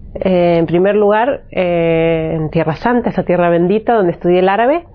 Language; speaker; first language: Spanish; native; Spanish